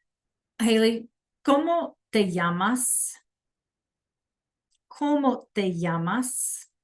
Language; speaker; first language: Spanish; non-native, fluent; English